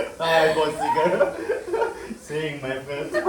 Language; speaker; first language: English; non-native, learner; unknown